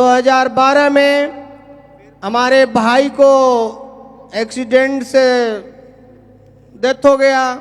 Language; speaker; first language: Hindi; non-native, local second language; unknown